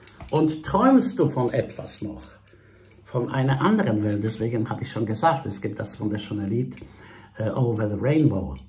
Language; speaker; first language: German; non-native, fluent; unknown